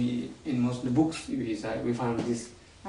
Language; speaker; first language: English; non-native, learner; Tibetan